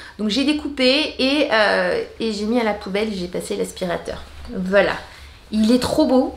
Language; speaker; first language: French; native; French